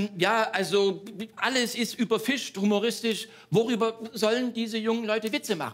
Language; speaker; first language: German; native; German